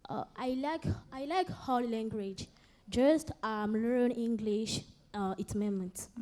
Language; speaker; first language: English; non-native, learner; French